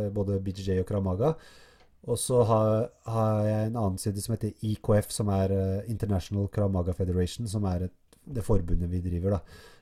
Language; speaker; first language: Norwegian; early bilingual, other home language; Arabic